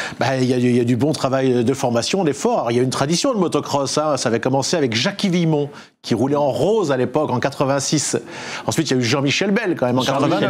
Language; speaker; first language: French; native; French